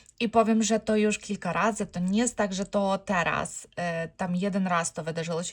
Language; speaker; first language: Polish; non-native, learner; Ukrainian